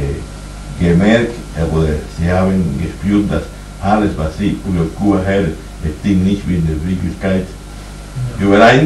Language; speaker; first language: German; non-native, fluent; Spanish